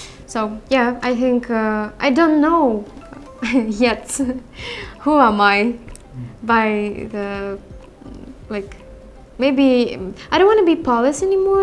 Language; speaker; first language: English; non-native, learner; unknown